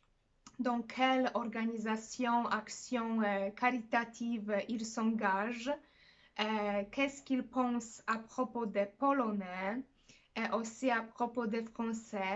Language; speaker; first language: French; non-native, fluent; Polish